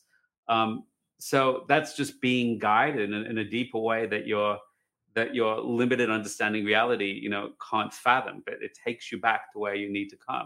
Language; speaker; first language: English; native; English